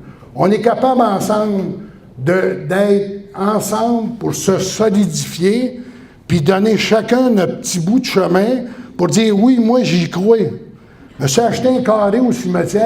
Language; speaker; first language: French; native; French